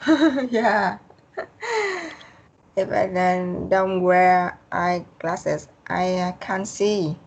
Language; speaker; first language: English; non-native, learner; Vietnamese